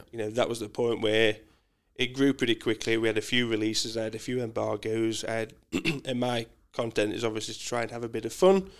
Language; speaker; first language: English; native; English